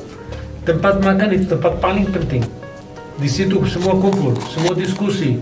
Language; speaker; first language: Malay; non-native, fluent; Hebrew